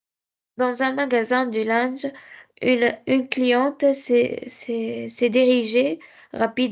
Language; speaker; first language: French; non-native, learner; Arabic